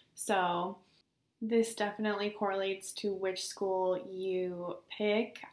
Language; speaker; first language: English; native; English